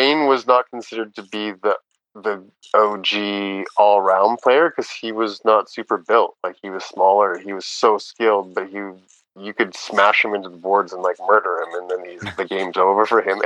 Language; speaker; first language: English; native; English